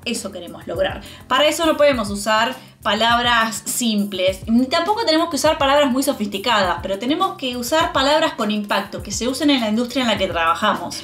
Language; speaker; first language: Spanish; native; Spanish